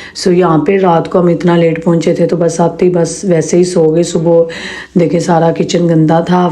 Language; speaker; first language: Urdu; non-native, local second language; Punjabi